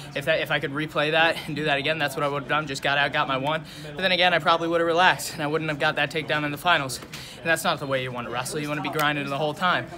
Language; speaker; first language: English; native; English